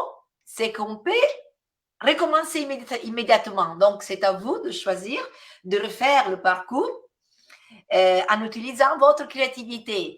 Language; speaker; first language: French; non-native, fluent; Italian